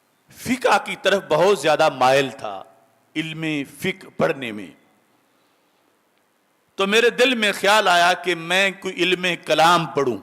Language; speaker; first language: Urdu; native; Urdu